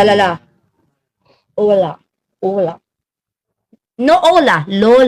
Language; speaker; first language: Spanish; non-native, learner; Filipino